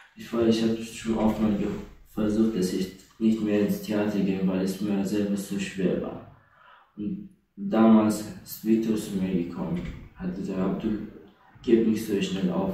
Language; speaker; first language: German; non-native, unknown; Persian